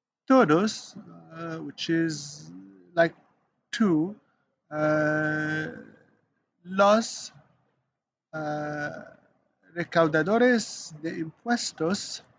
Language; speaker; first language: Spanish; non-native, learner; Arabic